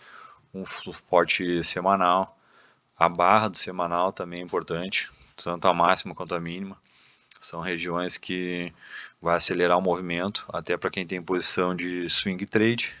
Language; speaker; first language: Portuguese; native; Portuguese